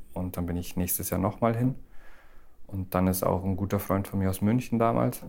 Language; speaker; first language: German; native; German